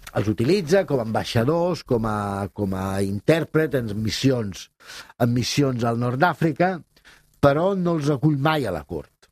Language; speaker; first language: Catalan; non-native, fluent; Italian